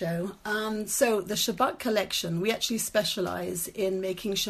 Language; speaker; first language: English; native; English